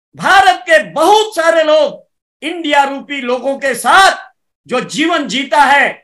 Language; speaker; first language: Hindi; native; Hindi